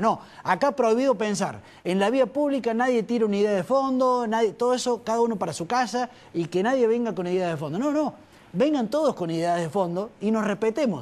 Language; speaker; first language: Spanish; native; Spanish